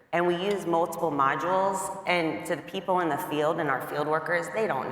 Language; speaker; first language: English; native; English